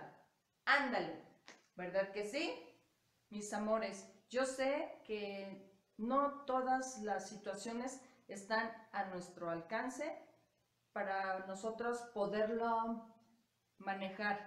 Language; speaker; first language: Spanish; native; Spanish